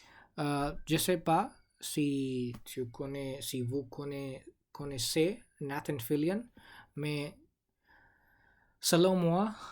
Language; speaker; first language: French; non-native, learner; English